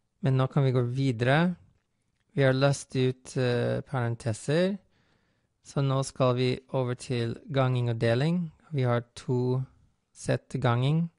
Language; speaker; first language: Norwegian; non-native, fluent; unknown